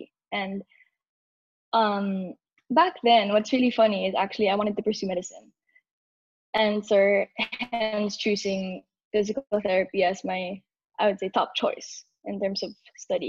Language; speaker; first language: English; non-native, local second language; Filipino